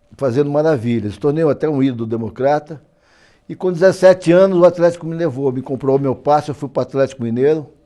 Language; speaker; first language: Portuguese; native; Portuguese